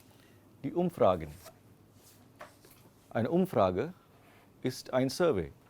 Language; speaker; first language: German; non-native, fluent; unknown